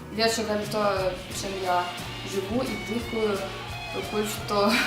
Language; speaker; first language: Belarusian; non-native, local second language; Russian